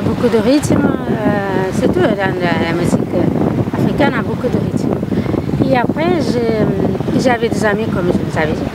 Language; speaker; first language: French; non-native, learner; Kabuverdianu